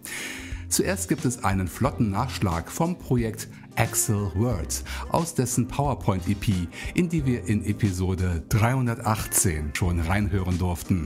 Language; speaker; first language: German; native; German